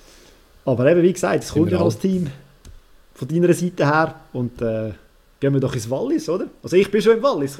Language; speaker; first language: German; native; German